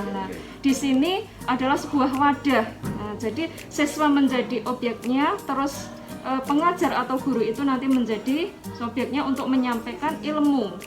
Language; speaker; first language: Indonesian; native; Indonesian